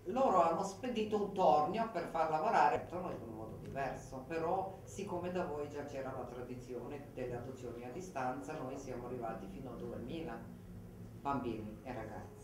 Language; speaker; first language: Italian; non-native, fluent; Serbian